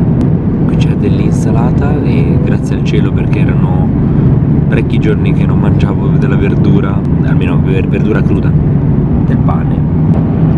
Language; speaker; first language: Italian; native; Italian